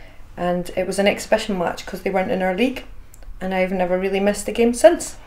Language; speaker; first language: English; native; English